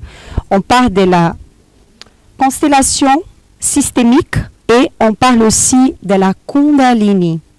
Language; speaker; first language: French; non-native, fluent; Portuguese